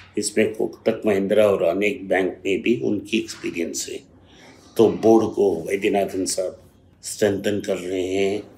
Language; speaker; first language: Hindi; non-native, local second language; Tamil